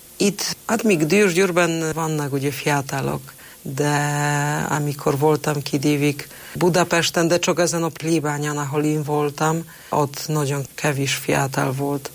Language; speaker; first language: Hungarian; non-native, fluent; Polish